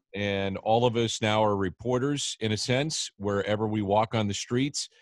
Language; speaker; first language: English; native; English